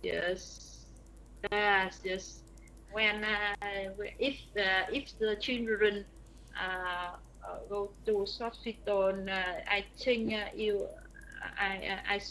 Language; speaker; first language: English; non-native, learner; Vietnamese